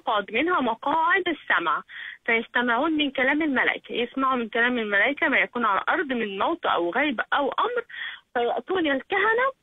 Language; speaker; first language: Arabic; native; Arabic